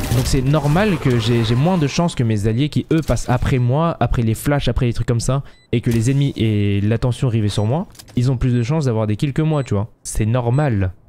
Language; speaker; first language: French; early bilingual, other home language; Korean